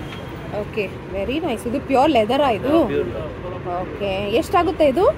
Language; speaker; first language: Kannada; native; Kannada